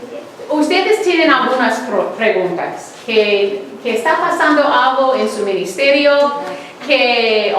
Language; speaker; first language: Spanish; non-native, fluent; English